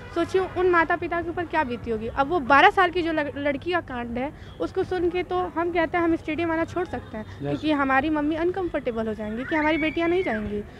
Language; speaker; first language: Hindi; native; Hindi